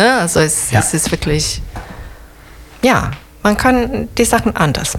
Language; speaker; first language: German; non-native, fluent; Italian